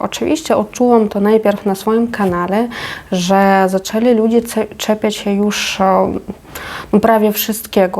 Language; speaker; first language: Polish; non-native, fluent; Ukrainian